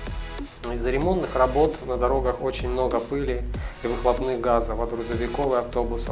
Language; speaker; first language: Russian; native; Russian